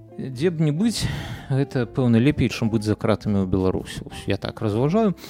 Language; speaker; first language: Belarusian; non-native, local second language; Russian